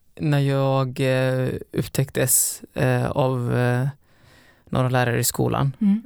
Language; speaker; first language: Swedish; early bilingual, other home language; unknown